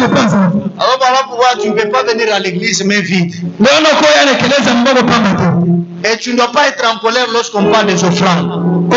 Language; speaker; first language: French; non-native, local second language; Lingala